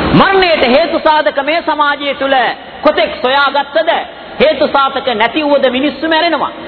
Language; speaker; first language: Sinhala; non-native, local second language; Tamil